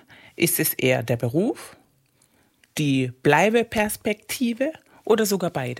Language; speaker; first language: German; non-native, fluent; Spanish